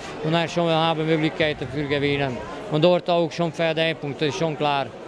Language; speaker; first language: German; non-native, learner; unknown